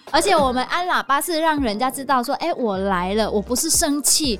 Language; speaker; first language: Chinese; non-native, fluent; Vietnamese